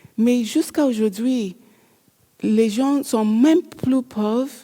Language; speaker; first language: French; non-native, learner; English